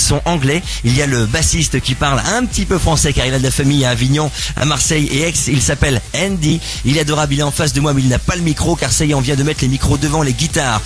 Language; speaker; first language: French; native; French